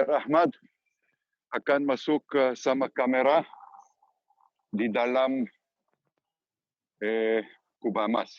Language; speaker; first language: Indonesian; non-native, learner; Hebrew